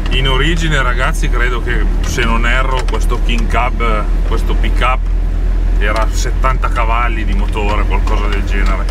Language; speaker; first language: Italian; native; Italian